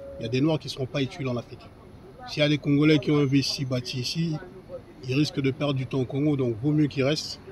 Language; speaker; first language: French; non-native, local second language; Lingala